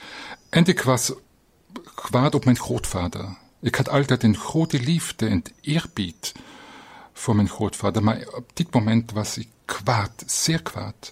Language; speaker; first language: Dutch; non-native, fluent; German